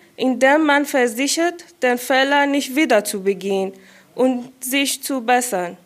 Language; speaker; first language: German; non-native, fluent; Persian